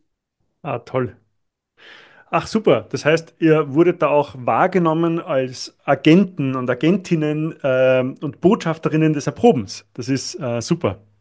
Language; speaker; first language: German; native; German